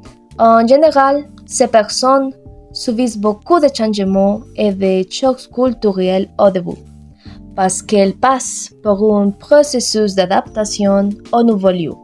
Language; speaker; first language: French; non-native, learner; Spanish